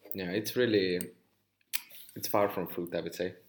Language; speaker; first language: English; non-native, fluent; Hungarian